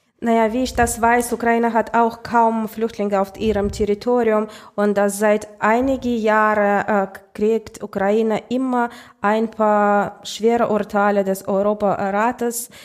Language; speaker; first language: German; non-native, fluent; Russian